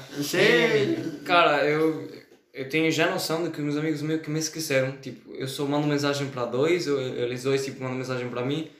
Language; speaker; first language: Portuguese; non-native, fluent; Spanish